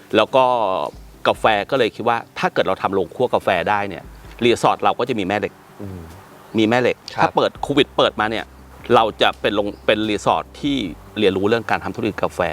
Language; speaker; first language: Thai; native; Thai